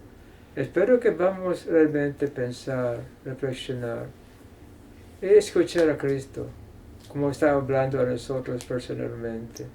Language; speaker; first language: Spanish; non-native, fluent; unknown